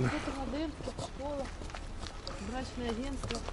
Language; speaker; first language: Russian; native; Russian